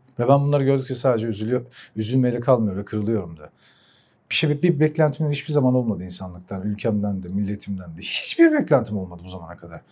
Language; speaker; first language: Turkish; early bilingual, heritage; Turkish